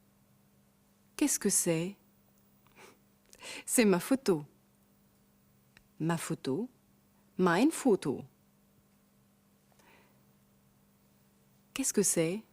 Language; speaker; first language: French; non-native, fluent; German